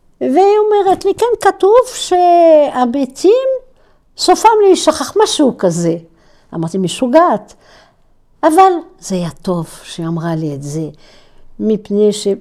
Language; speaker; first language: Hebrew; non-native, fluent; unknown